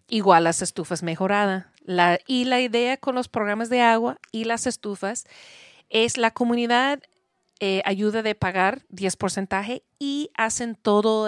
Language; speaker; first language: Spanish; non-native, learner; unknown